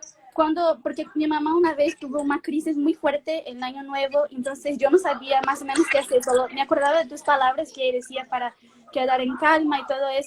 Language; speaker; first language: Spanish; non-native, fluent; Portuguese